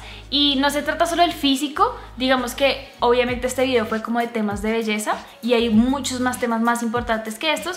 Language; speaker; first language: Spanish; native; Spanish